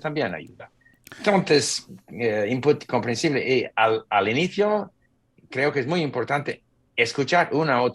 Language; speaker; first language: Spanish; non-native, fluent; English